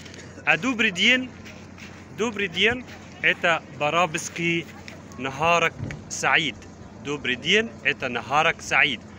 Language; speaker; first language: Russian; non-native, fluent; Arabic